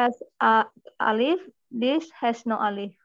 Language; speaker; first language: English; non-native, learner; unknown